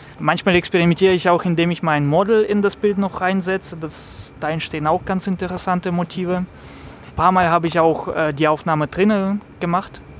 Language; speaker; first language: German; non-native, fluent; Russian